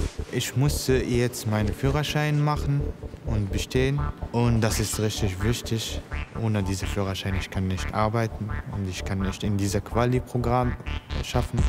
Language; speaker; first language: German; non-native, learner; Arabic